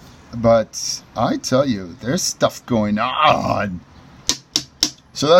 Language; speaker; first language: English; native; English